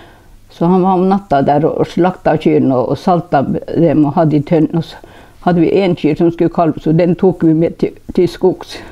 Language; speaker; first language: Norwegian; non-native, local second language; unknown